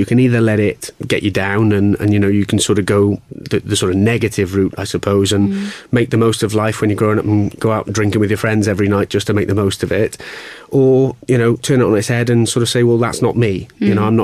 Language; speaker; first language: English; native; English